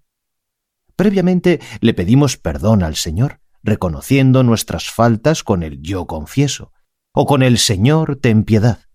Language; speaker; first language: Spanish; native; Spanish